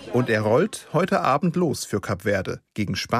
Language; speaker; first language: German; native; German